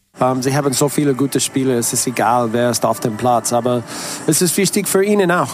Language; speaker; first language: German; non-native, learner; English